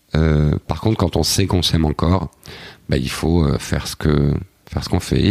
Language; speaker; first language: French; native; French